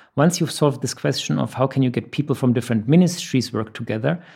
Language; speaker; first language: English; non-native, fluent; German